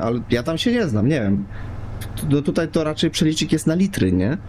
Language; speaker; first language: Polish; native; Polish